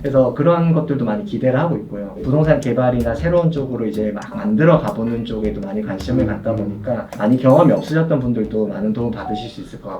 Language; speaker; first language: Korean; native; Korean